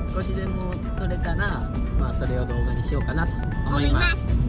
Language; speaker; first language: Japanese; native; Japanese